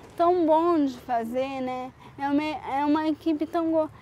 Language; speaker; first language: Portuguese; native; Portuguese